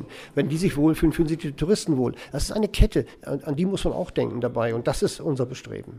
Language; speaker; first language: German; native; German